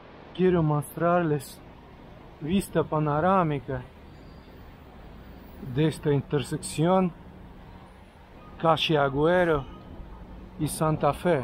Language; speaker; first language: Spanish; non-native, fluent; Russian